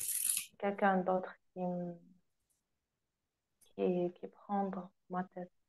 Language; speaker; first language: French; non-native, learner; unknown